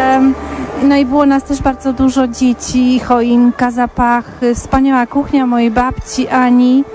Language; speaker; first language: Polish; native; Polish